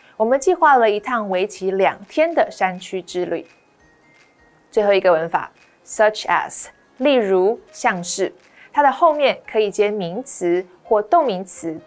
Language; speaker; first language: Chinese; native; Chinese